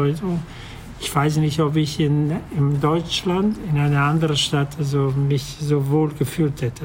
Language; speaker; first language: German; non-native, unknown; Italian